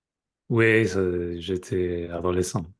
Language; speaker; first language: French; non-native, fluent; Spanish